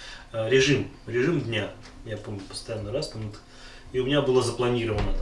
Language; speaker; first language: Russian; native; Russian